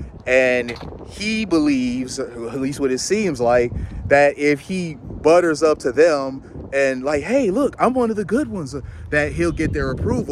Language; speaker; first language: English; native; English